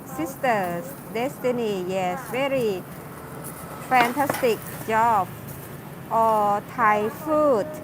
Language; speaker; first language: English; non-native, learner; Thai